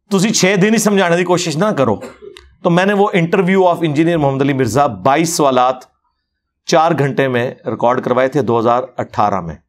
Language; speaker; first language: Urdu; non-native, local second language; Punjabi